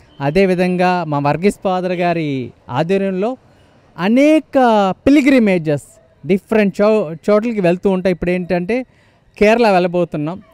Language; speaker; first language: Telugu; non-native, local second language; Malayalam